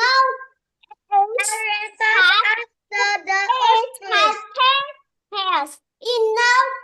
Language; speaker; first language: English; non-native, learner; Vietnamese